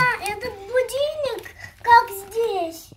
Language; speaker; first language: Russian; early bilingual, heritage; Russian